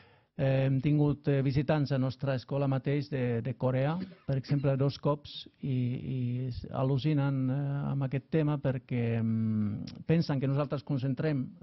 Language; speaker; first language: Catalan; non-native, fluent; Finnish